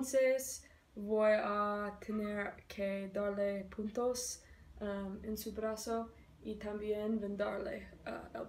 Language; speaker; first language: Spanish; non-native, learner; English